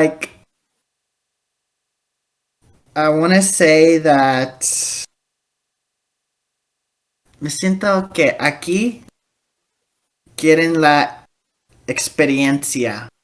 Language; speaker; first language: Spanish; early bilingual, heritage; Spanish